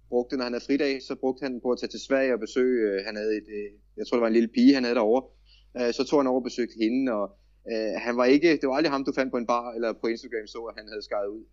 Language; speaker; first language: Danish; native; Danish